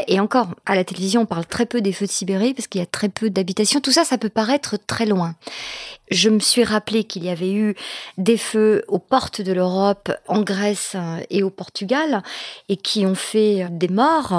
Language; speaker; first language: French; native; French